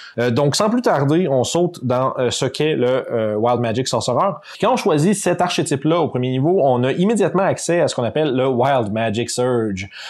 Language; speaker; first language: French; native; French